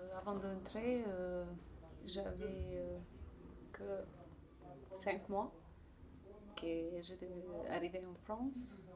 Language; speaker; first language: French; non-native, learner; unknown